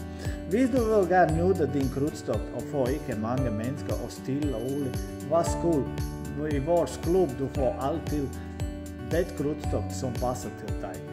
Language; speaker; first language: Danish; non-native, learner; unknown